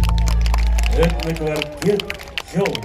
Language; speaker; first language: Russian; native; Russian